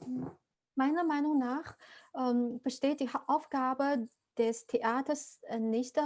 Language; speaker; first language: German; non-native, fluent; Chinese